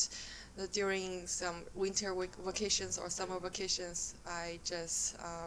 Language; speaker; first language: English; non-native, fluent; Chinese